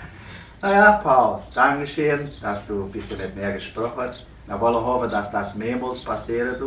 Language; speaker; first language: German; early bilingual, heritage; German